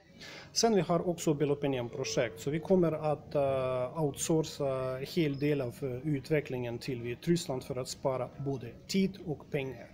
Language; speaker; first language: Swedish; non-native, fluent; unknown